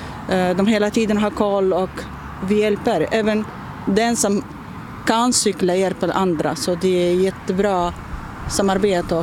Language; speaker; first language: Swedish; non-native, learner; Arabic